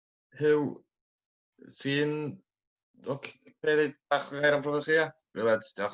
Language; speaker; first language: Welsh; native; Welsh